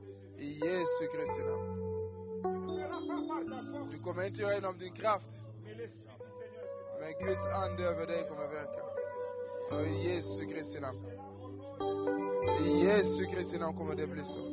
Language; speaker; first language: Swedish; non-native, fluent; French